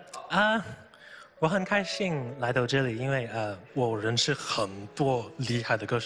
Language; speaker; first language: Chinese; early bilingual, heritage; Chinese